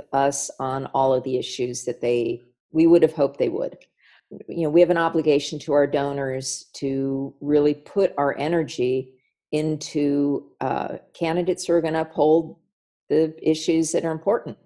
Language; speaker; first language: English; native; English